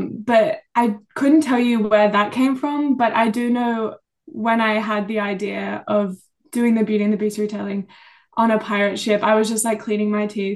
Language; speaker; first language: English; native; English